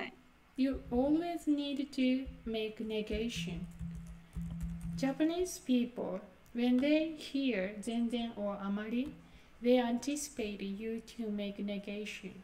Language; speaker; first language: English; non-native, fluent; Japanese